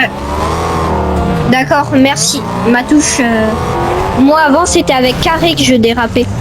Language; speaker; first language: French; native; French